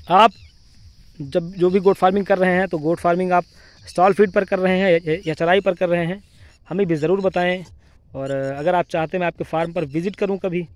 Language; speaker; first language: Hindi; native; Hindi